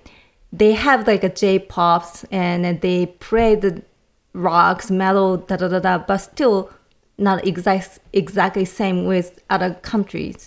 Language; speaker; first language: English; non-native, learner; Japanese